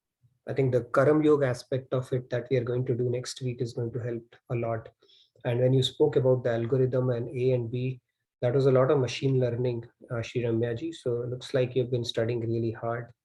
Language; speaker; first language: English; non-native, local second language; Hindi